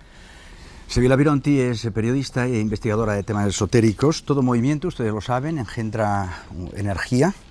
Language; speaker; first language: Spanish; native; Spanish